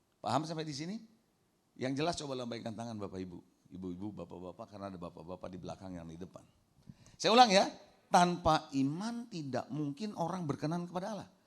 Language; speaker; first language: Indonesian; native; Indonesian